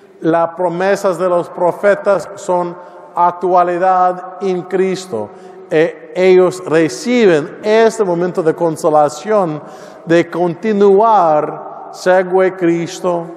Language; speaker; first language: Spanish; non-native, learner; English